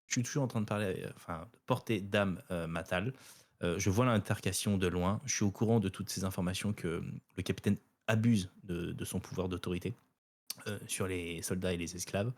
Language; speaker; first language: French; native; French